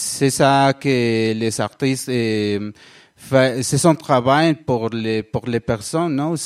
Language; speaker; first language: French; non-native, learner; Spanish